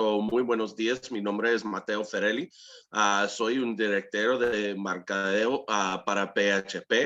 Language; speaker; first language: Spanish; early bilingual, heritage; English